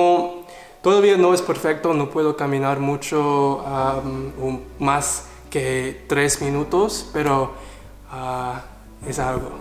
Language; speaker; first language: Spanish; non-native, learner; English